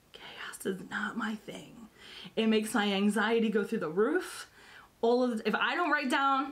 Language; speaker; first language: English; native; English